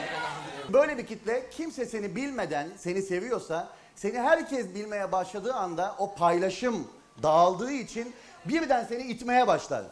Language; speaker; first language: Turkish; native; Turkish